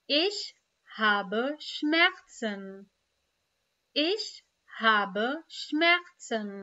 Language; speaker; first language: German; non-native, fluent; Urdu